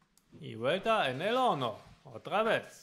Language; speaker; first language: Spanish; non-native, learner; German